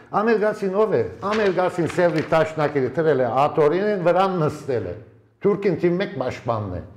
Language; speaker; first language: Armenian; early bilingual, heritage; Armenian